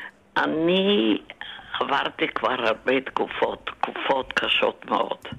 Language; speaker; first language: Hebrew; non-native, fluent; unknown